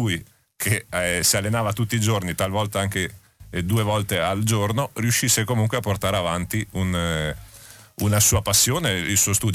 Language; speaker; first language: Italian; native; Italian